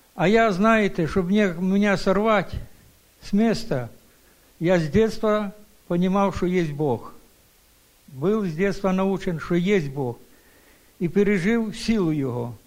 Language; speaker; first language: Russian; non-native, local second language; Ukrainian